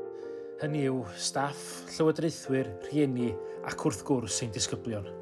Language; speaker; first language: Welsh; native; Welsh